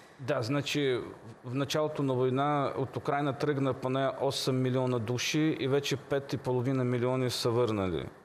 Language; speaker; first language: Bulgarian; early bilingual, heritage; Bulgarian